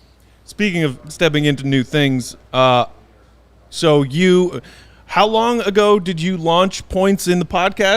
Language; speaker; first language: English; native; English